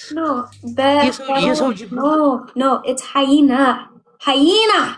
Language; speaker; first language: English; non-native, learner; Amharic